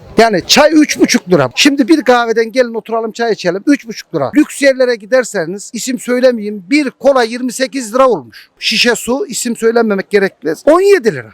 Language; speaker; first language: Turkish; early bilingual, heritage; Turkish